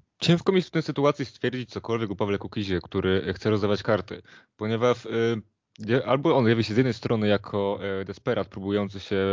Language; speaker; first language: Polish; native; Polish